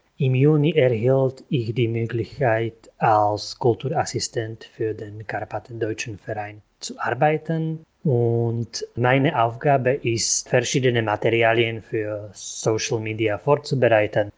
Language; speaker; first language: German; non-native, local second language; Slovak